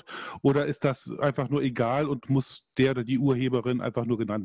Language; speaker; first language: German; native; German